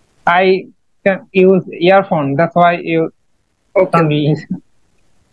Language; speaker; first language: English; non-native, learner; Bangla